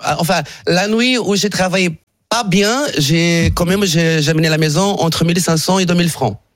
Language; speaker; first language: French; non-native, fluent; Portuguese